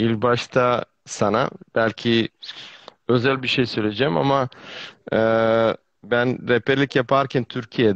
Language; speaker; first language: Turkish; non-native, fluent; Serbian